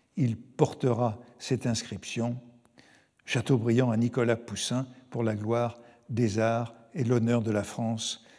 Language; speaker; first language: French; native; French